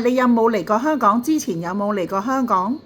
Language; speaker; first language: Cantonese; native; Cantonese